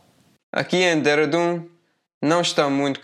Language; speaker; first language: Portuguese; non-native, learner; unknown